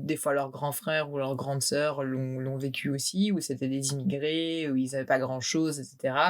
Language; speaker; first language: French; native; French